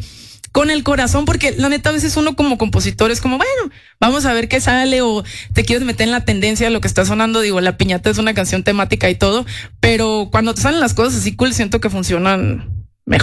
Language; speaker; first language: Spanish; native; Spanish